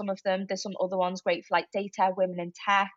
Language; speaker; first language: English; native; English